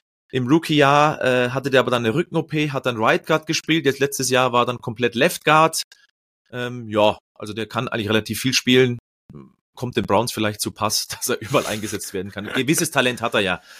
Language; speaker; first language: German; native; German